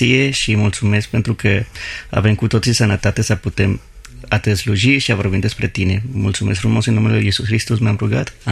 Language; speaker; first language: Romanian; non-native, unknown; Spanish